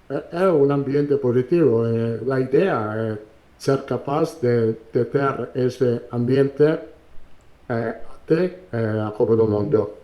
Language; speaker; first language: Portuguese; non-native, learner; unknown